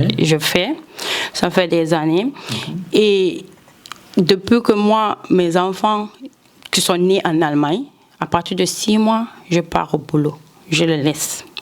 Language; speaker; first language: French; non-native, local second language; Fula